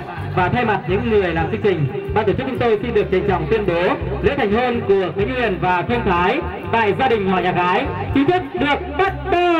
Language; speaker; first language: Vietnamese; native; Vietnamese